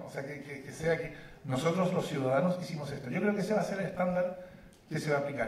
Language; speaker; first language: Spanish; native; Spanish